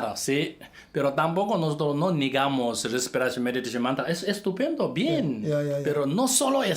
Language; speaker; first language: Spanish; non-native, learner; Tibetan